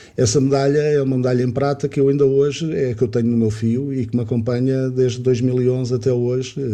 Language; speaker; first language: Portuguese; native; Portuguese